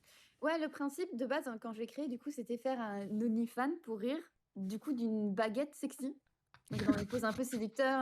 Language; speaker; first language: French; native; French